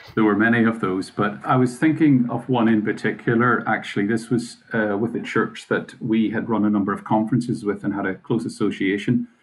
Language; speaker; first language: English; native; English